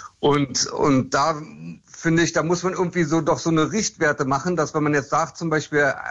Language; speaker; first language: German; native; German